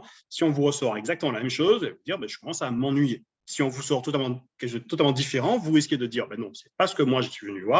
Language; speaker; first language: French; native; French